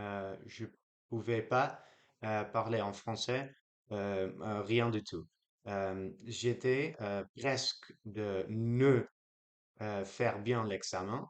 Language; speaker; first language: French; non-native, learner; Dutch